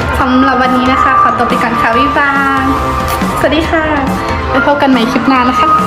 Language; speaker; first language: Thai; early bilingual, other home language; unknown